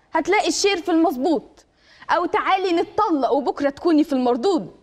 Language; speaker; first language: Arabic; native; Arabic